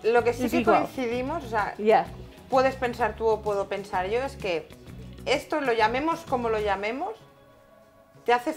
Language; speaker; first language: Spanish; native; Spanish